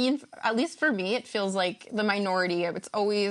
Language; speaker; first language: English; native; English